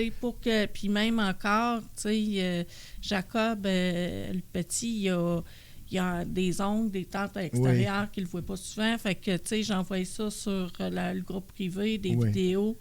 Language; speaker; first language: French; native; French